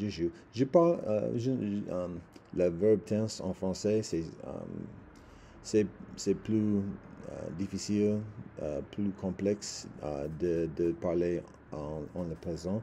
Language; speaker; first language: French; non-native, learner; English